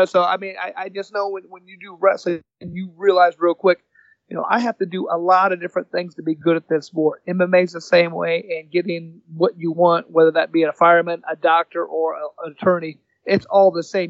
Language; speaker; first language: English; native; English